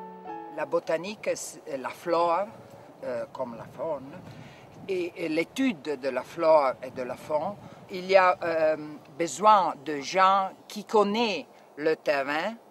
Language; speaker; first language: French; non-native, learner; Italian